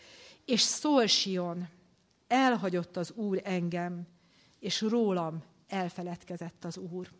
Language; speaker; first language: Hungarian; native; Hungarian